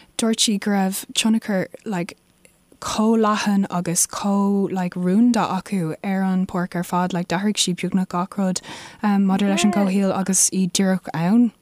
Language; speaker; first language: Irish; non-native, local second language; English